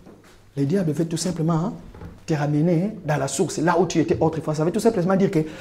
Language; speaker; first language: French; non-native, local second language; Lingala